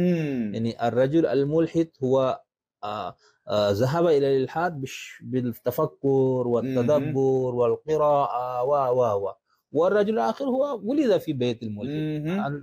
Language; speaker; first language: Arabic; non-native, fluent; Urdu